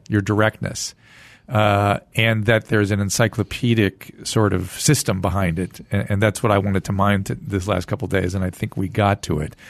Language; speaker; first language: English; native; English